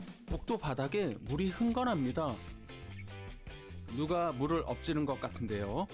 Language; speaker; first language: Korean; native; Korean